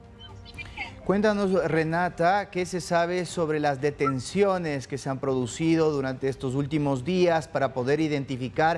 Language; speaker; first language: Spanish; native; Spanish